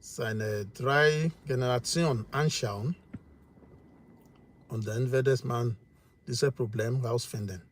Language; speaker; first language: German; non-native, learner; English